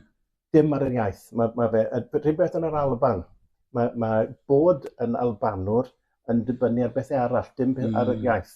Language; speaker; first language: Welsh; native; Welsh